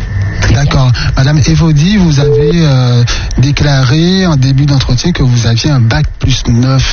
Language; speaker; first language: French; native; French